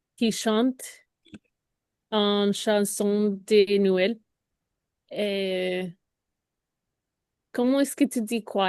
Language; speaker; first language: French; non-native, learner; Spanish